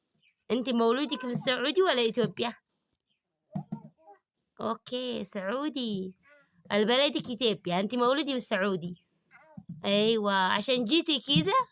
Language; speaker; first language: Arabic; early bilingual, other home language; Amharic